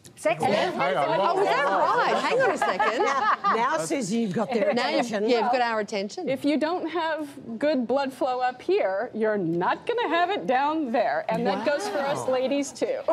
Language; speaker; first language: English; native; English